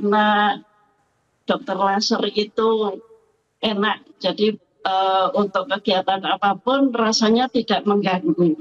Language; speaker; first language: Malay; non-native, local second language; Javanese